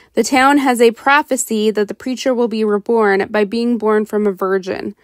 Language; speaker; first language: English; native; English